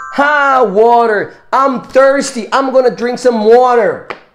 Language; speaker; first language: English; non-native, fluent; Portuguese